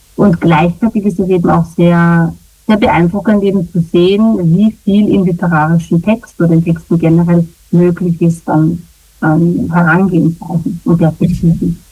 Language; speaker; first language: German; native; German